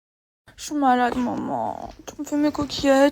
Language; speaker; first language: French; native; French